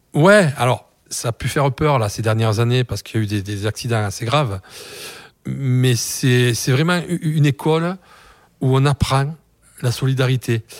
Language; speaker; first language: French; native; French